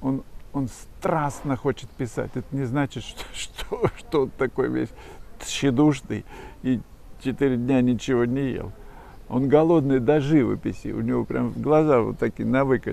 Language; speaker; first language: Russian; native; Russian